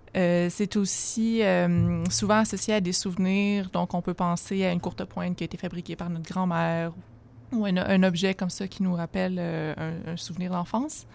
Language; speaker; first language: French; native; French